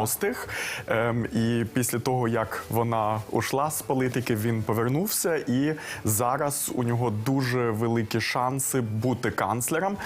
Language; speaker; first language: Ukrainian; early bilingual, heritage; Ukrainian